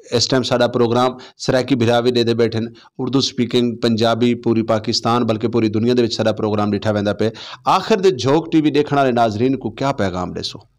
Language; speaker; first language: Punjabi; non-native, local second language; Saraiki